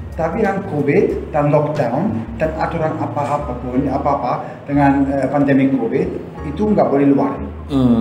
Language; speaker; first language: Indonesian; non-native, fluent; German